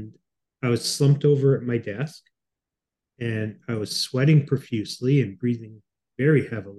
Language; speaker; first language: English; native; English